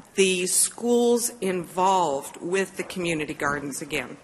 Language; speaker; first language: English; native; English